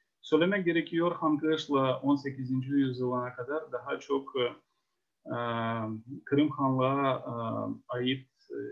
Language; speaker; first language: Turkish; non-native, fluent; Ukrainian